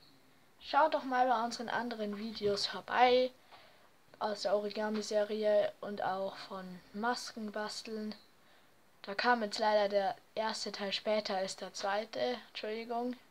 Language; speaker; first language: German; native; German